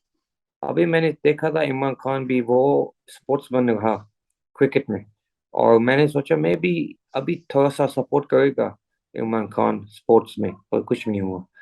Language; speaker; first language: Hindi; early bilingual, heritage; English